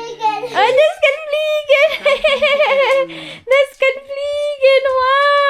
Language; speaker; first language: German; non-native, learner; Cebuano